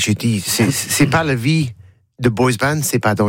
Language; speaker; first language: French; non-native, learner; English